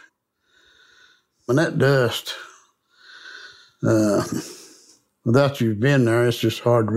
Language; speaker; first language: English; native; English